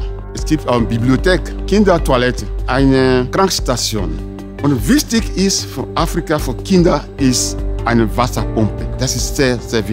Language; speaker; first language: German; non-native, learner; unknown